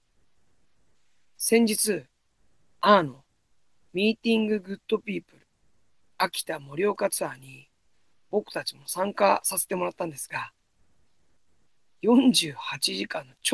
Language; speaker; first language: Japanese; native; Japanese